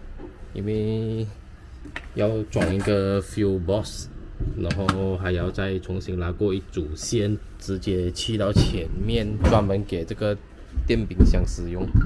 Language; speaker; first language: Chinese; native; Chinese